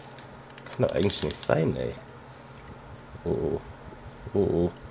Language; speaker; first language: German; native; German